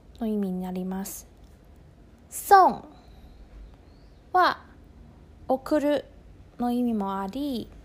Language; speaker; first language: Japanese; non-native, fluent; Chinese